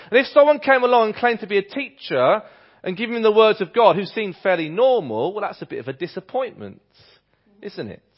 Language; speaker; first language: English; native; English